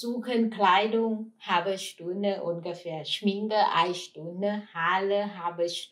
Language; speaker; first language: German; non-native, learner; Thai